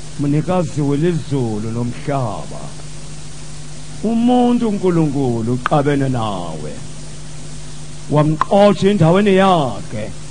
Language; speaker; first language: Zulu; non-native, local second language; Tsonga